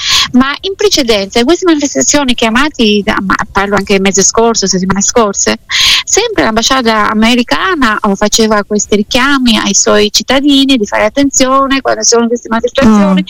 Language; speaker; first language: Italian; non-native, fluent; Albanian